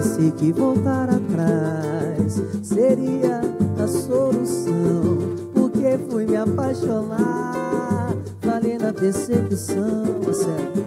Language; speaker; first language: Portuguese; native; Portuguese